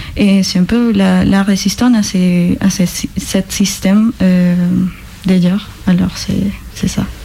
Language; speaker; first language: French; non-native, fluent; Spanish